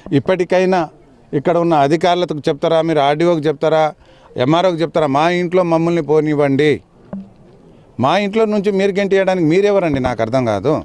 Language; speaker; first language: Telugu; non-native, local second language; Lambadi